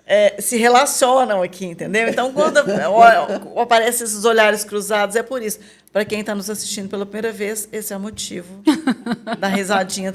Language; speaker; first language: Portuguese; native; Portuguese